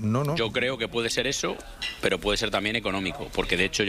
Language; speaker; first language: Spanish; native; Spanish